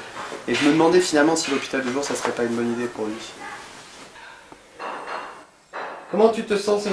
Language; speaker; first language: French; native; French